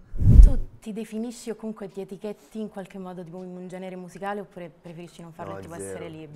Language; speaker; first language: Italian; native; Italian